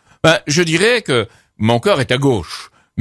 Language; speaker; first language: French; native; French